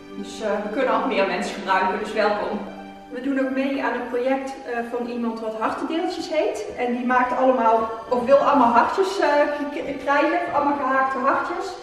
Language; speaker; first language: Dutch; native; Dutch